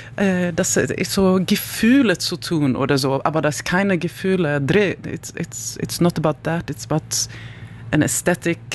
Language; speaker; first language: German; non-native, learner; Swedish